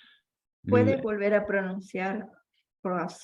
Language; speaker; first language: Spanish; native; Spanish